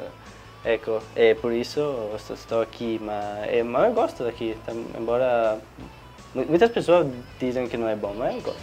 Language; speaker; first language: Portuguese; non-native, fluent; Italian